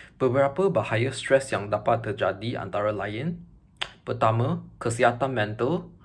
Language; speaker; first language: Malay; non-native, local second language; Chinese